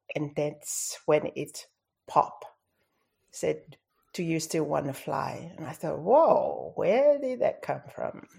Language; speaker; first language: English; non-native, fluent; Tongan